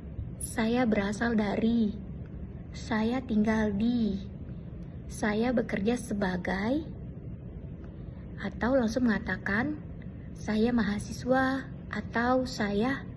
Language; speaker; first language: Indonesian; native; Indonesian